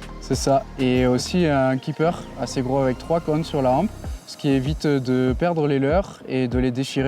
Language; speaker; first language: French; native; French